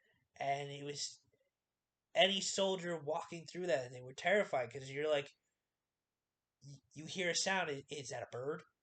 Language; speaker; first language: English; native; English